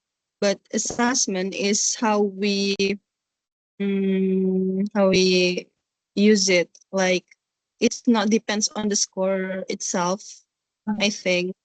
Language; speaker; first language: English; non-native, learner; Indonesian